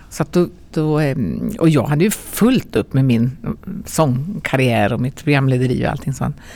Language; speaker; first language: Swedish; native; Swedish